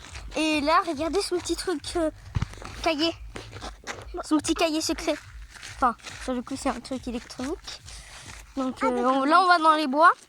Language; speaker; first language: French; native; French